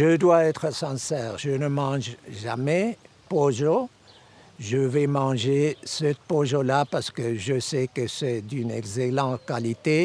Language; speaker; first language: French; non-native, fluent; Spanish